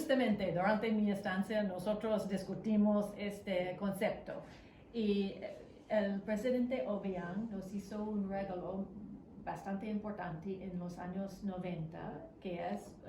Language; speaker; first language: Spanish; non-native, fluent; English